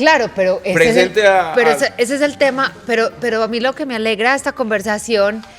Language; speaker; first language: Spanish; native; Spanish